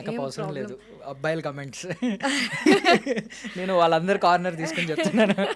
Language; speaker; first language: Telugu; native; Telugu